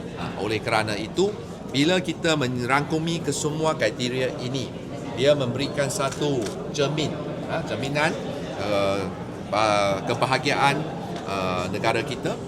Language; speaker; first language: Malay; native; Malay